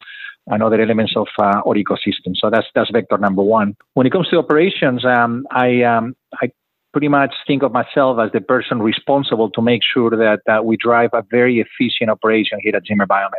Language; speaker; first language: English; non-native, fluent; Spanish